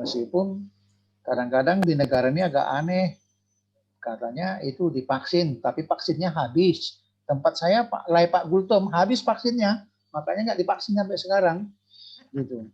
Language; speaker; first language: Indonesian; native; Indonesian